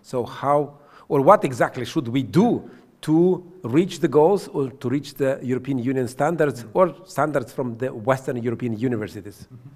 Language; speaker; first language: English; non-native, fluent; Romanian